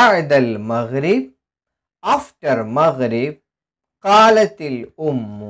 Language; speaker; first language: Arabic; non-native, fluent; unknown